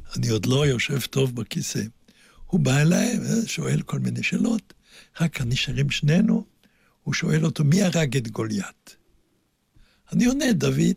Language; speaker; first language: Hebrew; non-native, fluent; German